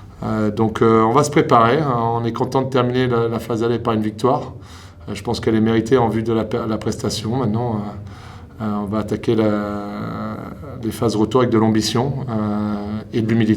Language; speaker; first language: French; native; French